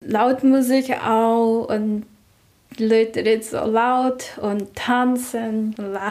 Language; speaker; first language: German; non-native, learner; Portuguese